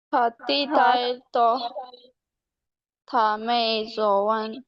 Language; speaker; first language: Chinese; non-native, learner; Urdu